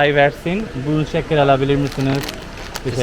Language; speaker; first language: Turkish; non-native, learner; Urdu